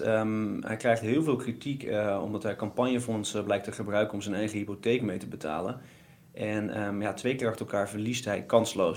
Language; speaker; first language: Dutch; native; Dutch